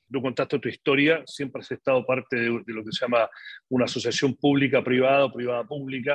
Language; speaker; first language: Spanish; native; Spanish